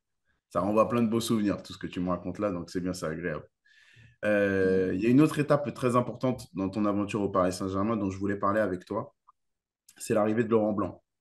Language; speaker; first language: French; native; French